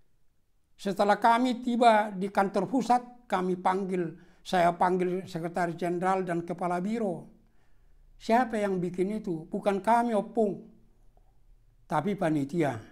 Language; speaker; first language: Indonesian; non-native, local second language; Batak Toba